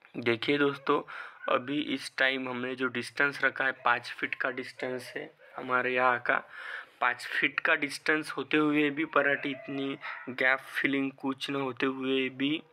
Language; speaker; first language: Hindi; non-native, local second language; Marathi